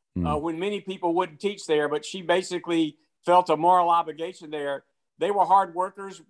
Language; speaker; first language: English; native; English